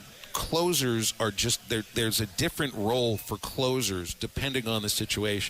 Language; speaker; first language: English; native; English